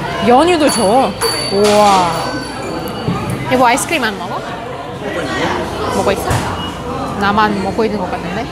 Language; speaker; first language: Korean; non-native, fluent; Russian